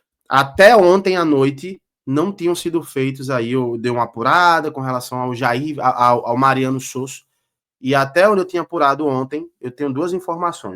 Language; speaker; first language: Portuguese; native; Portuguese